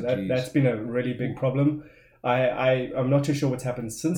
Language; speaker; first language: English; native; English